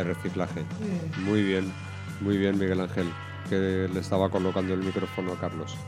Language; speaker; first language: Spanish; native; Spanish